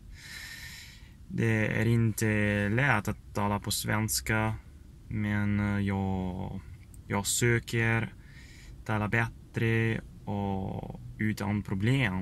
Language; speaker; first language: Swedish; non-native, learner; Italian